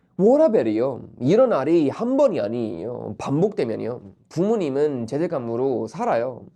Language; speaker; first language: Korean; non-native, fluent; Swedish